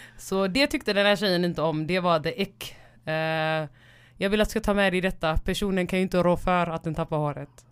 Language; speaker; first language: Swedish; early bilingual, other home language; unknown